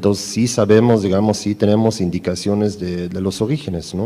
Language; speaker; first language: Spanish; native; Spanish